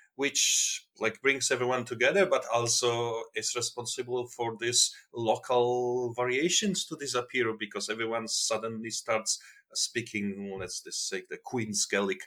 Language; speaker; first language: English; non-native, fluent; Polish